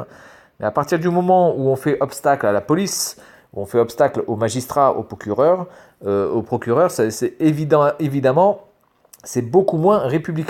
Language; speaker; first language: French; native; French